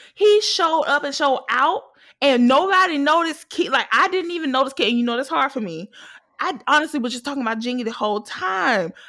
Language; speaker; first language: English; native; English